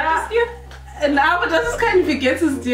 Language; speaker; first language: German; non-native, local second language; North Ndebele